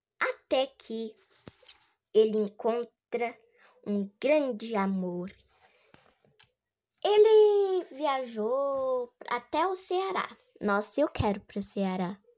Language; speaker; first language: Portuguese; native; Portuguese